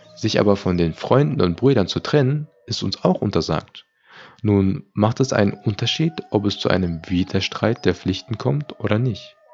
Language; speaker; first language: German; early bilingual, other home language; Turkish